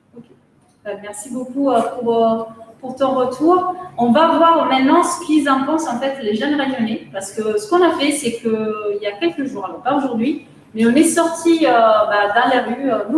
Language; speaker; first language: French; native; French